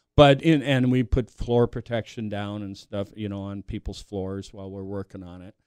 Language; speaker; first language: English; native; English